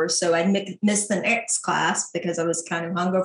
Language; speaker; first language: English; native; English